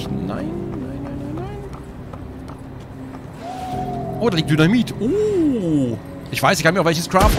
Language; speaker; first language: German; native; German